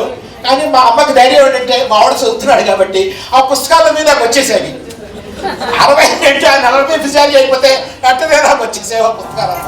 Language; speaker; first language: Telugu; native; Telugu